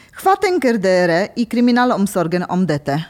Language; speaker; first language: Norwegian; non-native, fluent; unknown